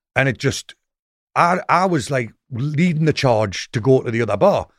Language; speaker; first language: English; native; English